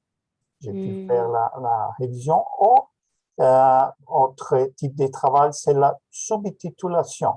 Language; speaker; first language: French; non-native, learner; Portuguese